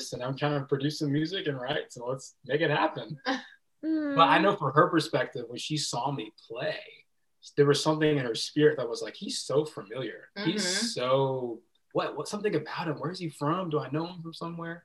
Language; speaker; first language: English; native; English